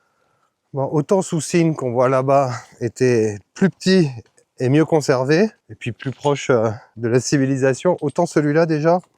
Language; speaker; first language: French; native; French